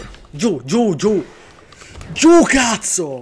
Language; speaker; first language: Italian; native; Italian